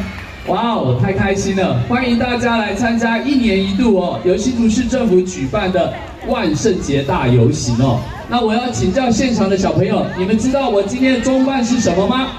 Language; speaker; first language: Chinese; native; Chinese